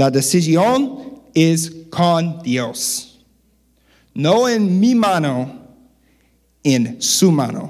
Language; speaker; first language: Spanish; non-native, learner; English